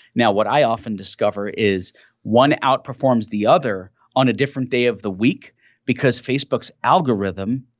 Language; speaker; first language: English; native; English